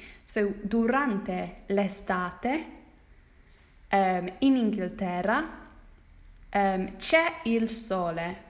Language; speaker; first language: Italian; non-native, fluent; English